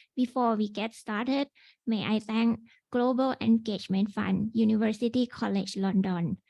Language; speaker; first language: English; non-native, fluent; Thai